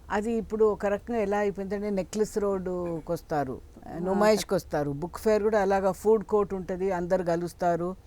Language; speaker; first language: Telugu; non-native, local second language; Tamil